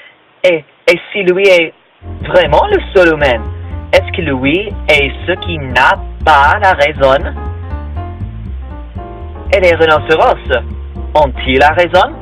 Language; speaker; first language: French; non-native, learner; English